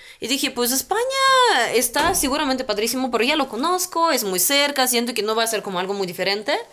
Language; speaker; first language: Spanish; non-native, fluent; Russian